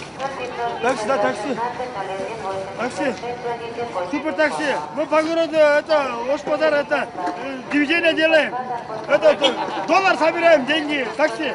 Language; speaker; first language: Russian; non-native, local second language; Kyrgyz